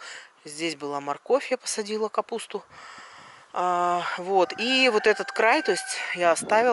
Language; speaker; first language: Russian; native; Russian